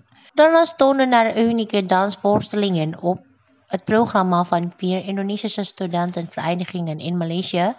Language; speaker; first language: Dutch; non-native, fluent; Indonesian